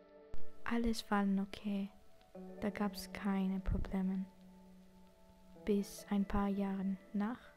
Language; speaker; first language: German; non-native, learner; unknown